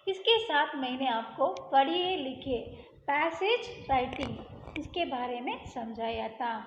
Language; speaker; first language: Hindi; non-native, local second language; Kannada